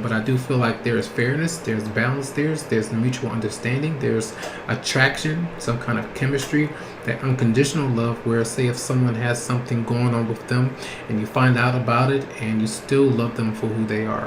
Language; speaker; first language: English; native; English